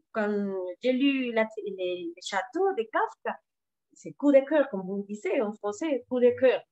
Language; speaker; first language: French; non-native, learner; Spanish